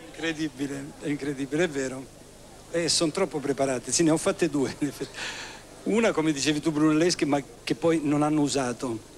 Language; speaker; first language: Italian; native; Italian